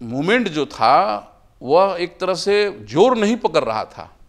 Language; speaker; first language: Hindi; native; Hindi